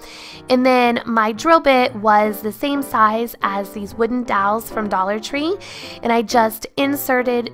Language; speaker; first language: English; native; English